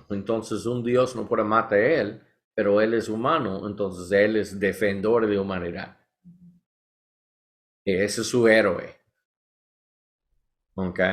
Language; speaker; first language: Spanish; non-native, learner; English